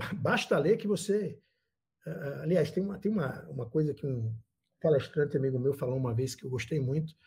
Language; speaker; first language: Portuguese; native; Portuguese